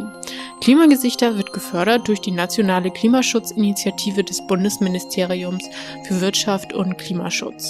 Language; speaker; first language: German; native; German